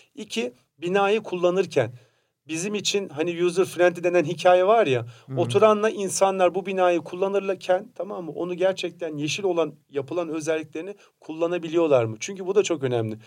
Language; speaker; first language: Turkish; native; Turkish